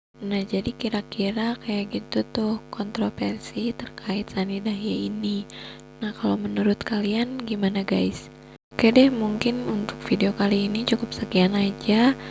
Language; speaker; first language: Indonesian; native; Indonesian